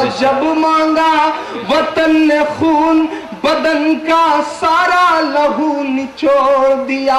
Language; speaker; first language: Hindi; native; Hindi